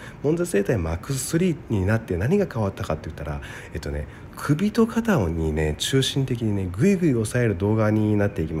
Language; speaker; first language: Japanese; native; Japanese